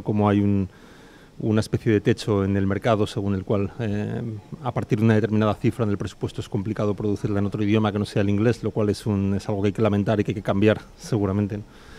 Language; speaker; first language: Spanish; native; Spanish